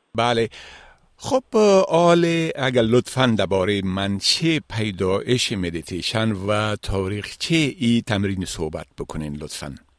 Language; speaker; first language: Persian; native; Persian